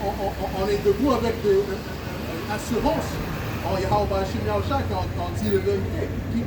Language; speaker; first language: French; non-native, learner; English